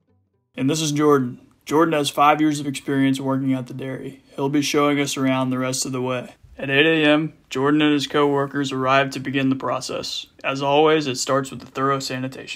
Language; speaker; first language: English; native; English